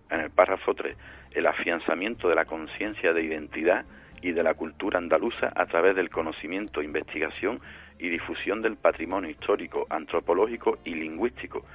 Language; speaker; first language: Spanish; native; Spanish